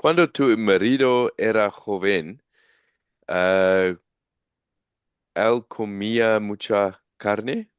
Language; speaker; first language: Spanish; non-native, learner; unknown